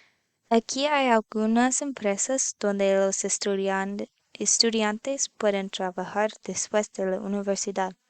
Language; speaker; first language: Spanish; non-native, learner; English